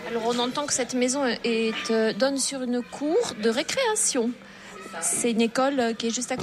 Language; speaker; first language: French; native; French